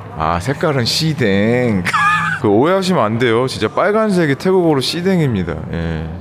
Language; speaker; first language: Korean; native; Korean